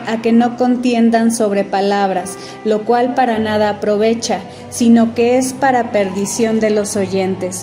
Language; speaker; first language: Spanish; native; Spanish